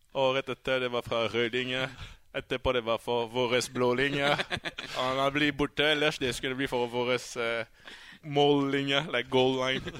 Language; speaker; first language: Norwegian; non-native, fluent; French